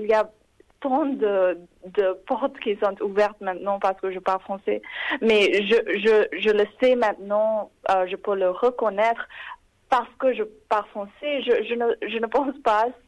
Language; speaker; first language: French; non-native, fluent; English